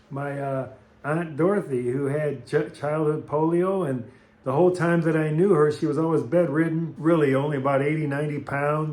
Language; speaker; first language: English; native; English